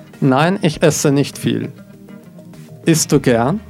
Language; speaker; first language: German; non-native, fluent; Russian